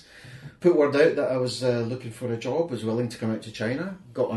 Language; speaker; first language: English; native; English